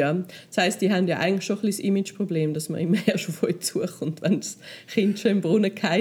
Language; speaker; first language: German; native; German